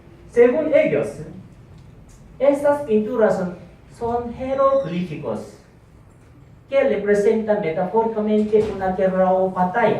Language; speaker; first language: Spanish; non-native, fluent; Korean